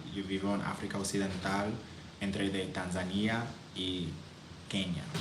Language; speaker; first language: Spanish; non-native, fluent; English